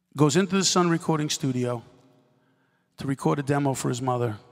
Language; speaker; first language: English; native; English